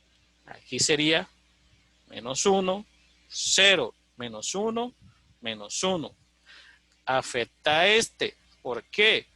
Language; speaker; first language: Spanish; native; Spanish